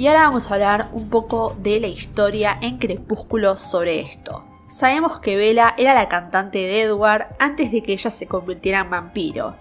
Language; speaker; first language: Spanish; native; Spanish